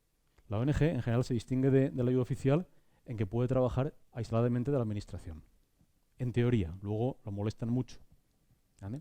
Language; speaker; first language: Spanish; native; Spanish